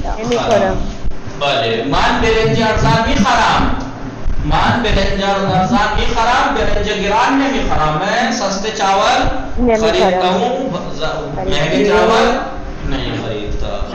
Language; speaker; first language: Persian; non-native, fluent; Urdu